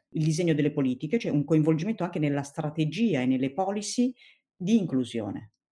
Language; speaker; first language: Italian; non-native, fluent; Tigrinya